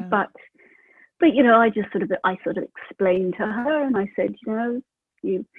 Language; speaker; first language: English; native; English